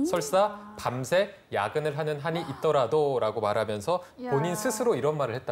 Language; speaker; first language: Korean; native; Korean